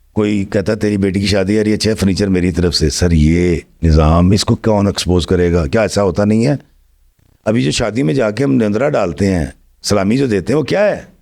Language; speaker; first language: Urdu; non-native, local second language; Punjabi